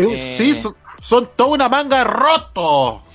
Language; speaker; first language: Spanish; native; Spanish